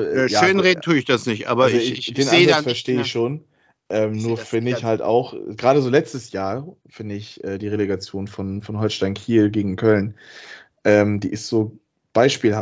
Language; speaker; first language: German; native; German